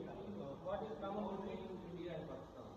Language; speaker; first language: English; non-native, learner; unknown